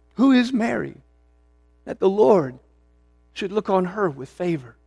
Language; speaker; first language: English; early bilingual, other home language; Swedish